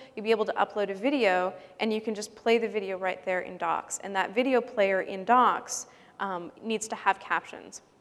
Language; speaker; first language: English; native; English